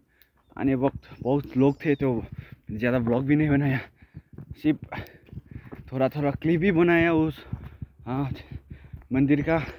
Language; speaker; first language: Hindi; non-native, local second language; Nepali